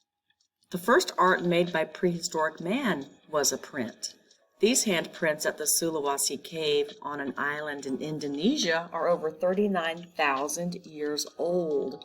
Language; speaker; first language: English; native; English